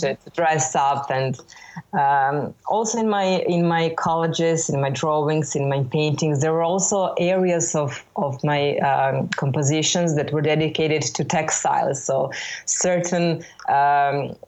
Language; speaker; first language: English; non-native, fluent; Serbian